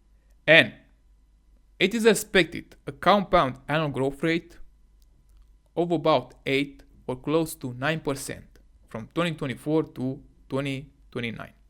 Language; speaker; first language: English; non-native, fluent; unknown